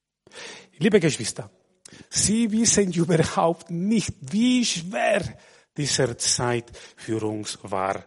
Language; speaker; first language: German; non-native, fluent; Spanish